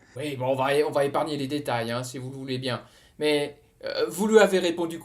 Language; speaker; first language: French; native; French